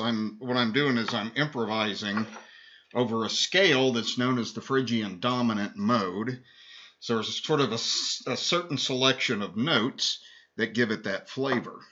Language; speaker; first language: English; native; English